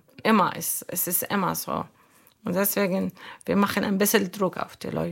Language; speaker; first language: German; non-native, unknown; Arabic